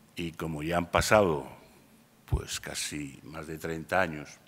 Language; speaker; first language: Spanish; native; Spanish